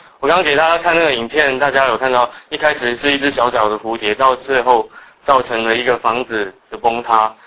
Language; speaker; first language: Chinese; early bilingual, other home language; Cantonese